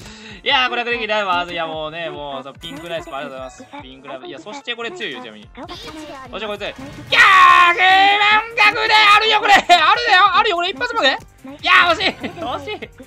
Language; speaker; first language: Japanese; native; Japanese